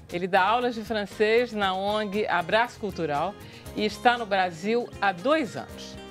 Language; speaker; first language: Portuguese; native; Portuguese